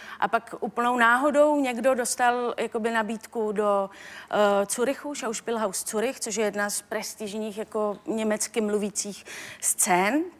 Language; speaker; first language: Czech; native; Czech